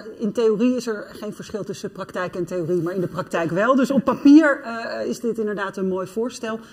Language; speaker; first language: Dutch; native; Dutch